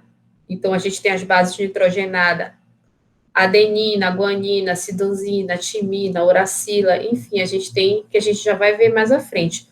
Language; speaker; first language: Portuguese; native; Portuguese